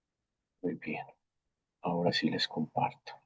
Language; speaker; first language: Spanish; native; Spanish